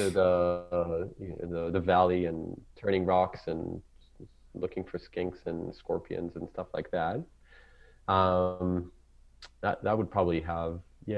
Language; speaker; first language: English; non-native, fluent; Hebrew